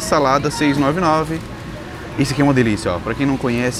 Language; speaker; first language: Portuguese; native; Portuguese